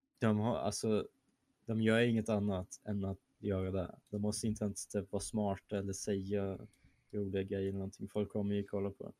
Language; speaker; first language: Swedish; early bilingual, other home language; German